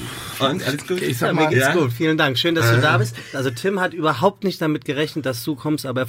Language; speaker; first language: German; native; German